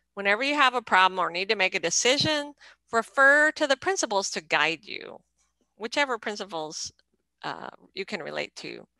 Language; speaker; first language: English; native; English